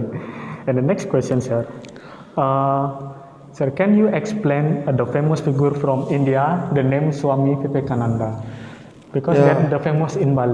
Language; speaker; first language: English; non-native, learner; Indonesian